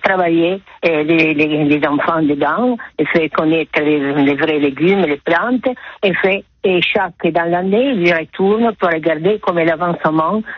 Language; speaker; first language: French; non-native, learner; Italian